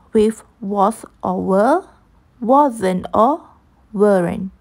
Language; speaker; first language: English; non-native, local second language; Malay